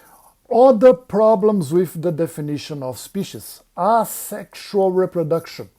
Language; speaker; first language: English; non-native, fluent; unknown